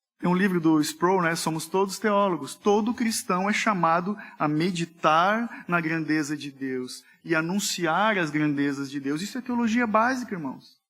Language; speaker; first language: Portuguese; native; Portuguese